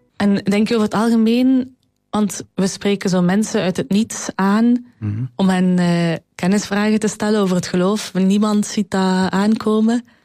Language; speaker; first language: Dutch; native; Dutch